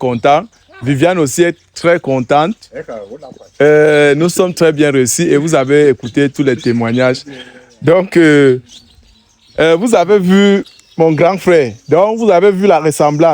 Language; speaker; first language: French; native; French